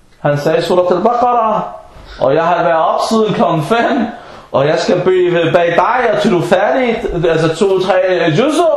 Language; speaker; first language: Danish; non-native, fluent; Arabic